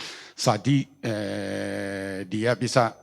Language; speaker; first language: Indonesian; non-native, learner; Japanese